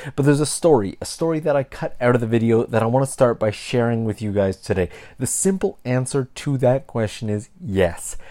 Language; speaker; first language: English; native; English